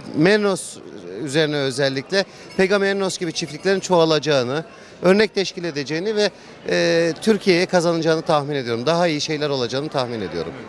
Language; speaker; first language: Turkish; native; Turkish